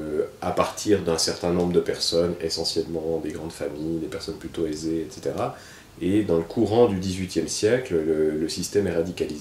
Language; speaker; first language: French; native; French